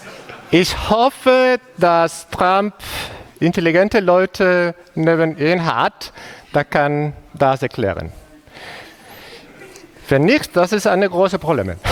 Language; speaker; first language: German; non-native, fluent; Spanish